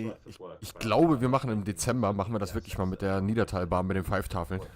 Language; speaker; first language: German; native; German